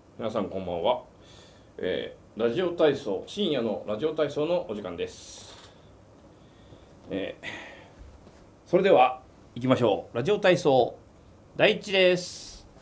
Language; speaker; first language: Japanese; native; Japanese